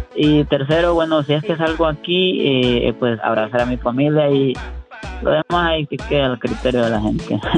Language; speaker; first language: Spanish; early bilingual, heritage; Spanish